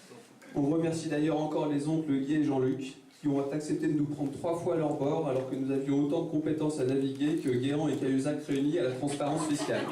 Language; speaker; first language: French; native; French